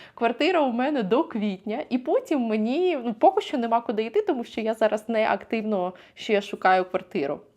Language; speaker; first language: Ukrainian; native; Ukrainian